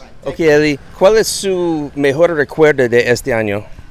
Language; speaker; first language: Spanish; non-native, learner; English